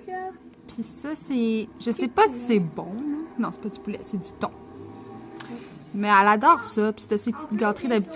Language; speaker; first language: French; native; French